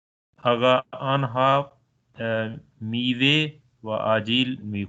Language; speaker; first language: Persian; non-native, learner; Urdu